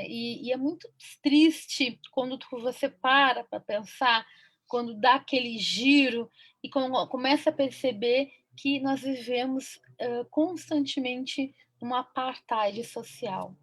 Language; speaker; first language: Portuguese; native; Portuguese